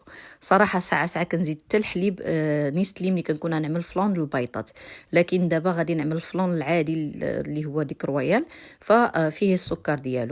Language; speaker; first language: Arabic; native; Arabic